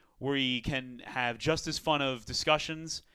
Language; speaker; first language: English; native; English